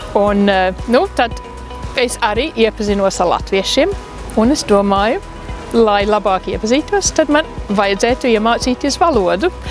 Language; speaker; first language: Latvian; non-native, fluent; English